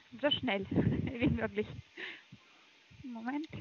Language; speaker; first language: German; non-native, learner; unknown